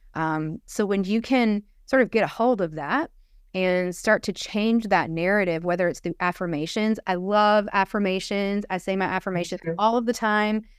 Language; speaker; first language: English; native; English